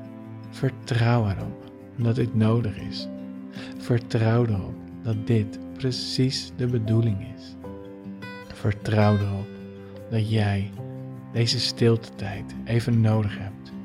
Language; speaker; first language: Dutch; native; Dutch